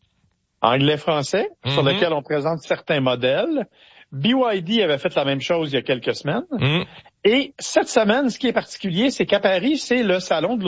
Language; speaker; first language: French; native; French